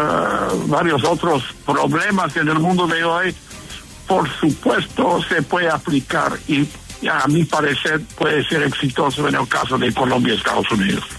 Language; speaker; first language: Spanish; non-native, fluent; English